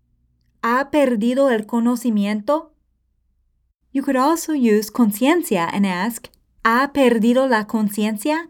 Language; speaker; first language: Spanish; non-native, fluent; English